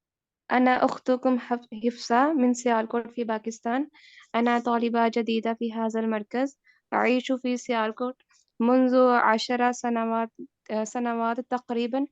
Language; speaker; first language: Arabic; non-native, learner; Urdu